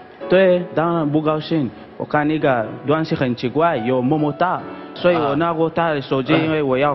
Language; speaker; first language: Chinese; non-native, learner; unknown